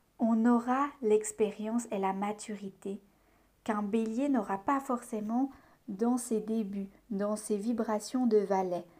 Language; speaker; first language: French; native; French